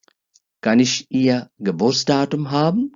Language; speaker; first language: German; non-native, learner; Urdu